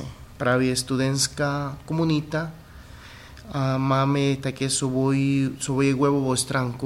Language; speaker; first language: Czech; non-native, fluent; Spanish